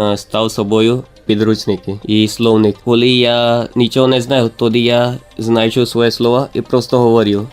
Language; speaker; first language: Ukrainian; non-native, learner; Gujarati